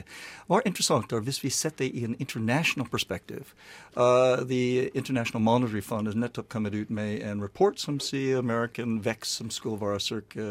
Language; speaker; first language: Norwegian; non-native, learner; English